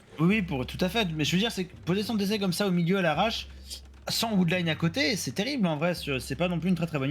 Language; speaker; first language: French; native; French